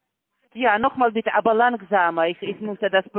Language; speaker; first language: German; non-native, learner; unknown